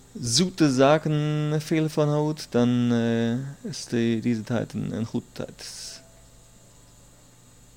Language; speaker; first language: Dutch; non-native, learner; German